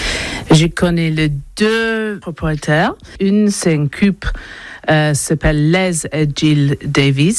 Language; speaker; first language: French; non-native, learner; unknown